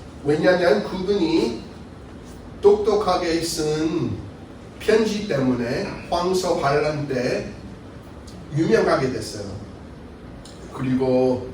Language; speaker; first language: Korean; non-native, fluent; English